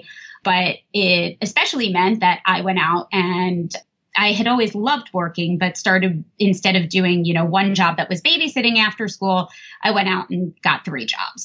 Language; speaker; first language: English; native; English